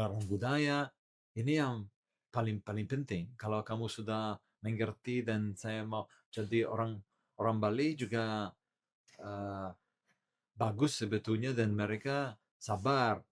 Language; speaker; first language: Indonesian; non-native, learner; Italian